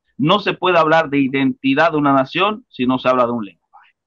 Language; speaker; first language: Spanish; native; Spanish